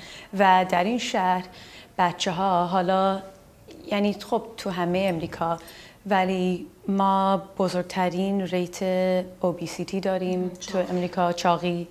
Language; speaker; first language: Persian; early bilingual, heritage; Persian